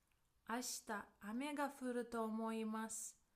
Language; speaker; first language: Japanese; non-native, fluent; English